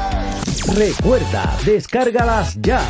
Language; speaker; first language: Spanish; native; Spanish